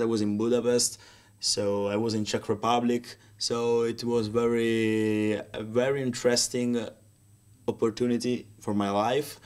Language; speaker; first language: English; non-native, learner; Italian